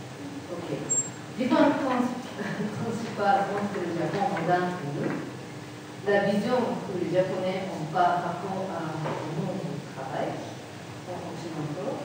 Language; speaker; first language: French; non-native, learner; Japanese